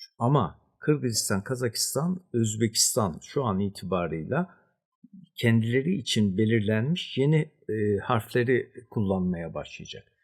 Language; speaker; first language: Turkish; native; Turkish